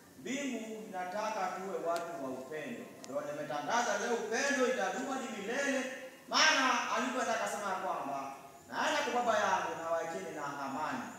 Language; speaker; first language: Swahili; non-native, local second language; Luo (Kenya and Tanzania)